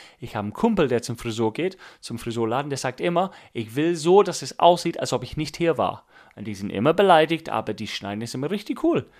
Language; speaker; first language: German; non-native, fluent; English